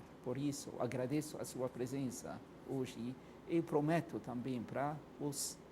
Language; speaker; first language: Portuguese; non-native, fluent; Arabic